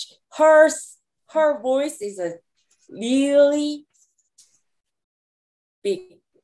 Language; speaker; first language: English; non-native, learner; Korean